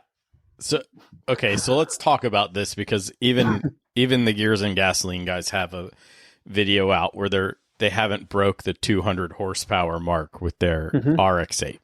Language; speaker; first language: English; native; English